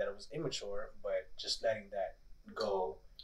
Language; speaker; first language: English; early bilingual, other home language; Tigrinya